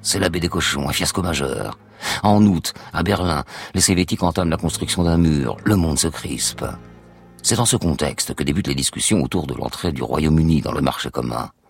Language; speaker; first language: French; native; French